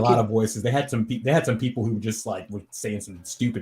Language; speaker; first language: English; native; English